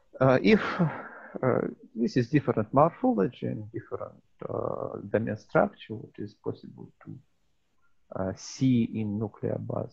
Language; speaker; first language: English; non-native, learner; Russian